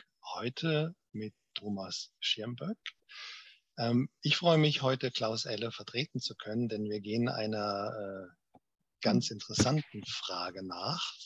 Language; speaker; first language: German; native; German